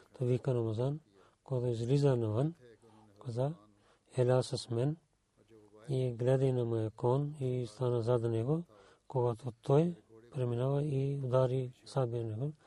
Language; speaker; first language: Bulgarian; non-native, learner; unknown